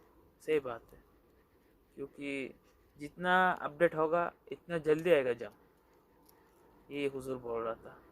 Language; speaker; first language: Hindi; non-native, local second language; Bangla